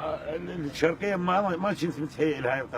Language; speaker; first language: Arabic; native; Arabic